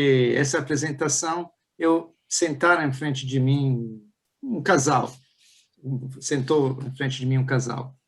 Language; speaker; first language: Portuguese; non-native, fluent; Italian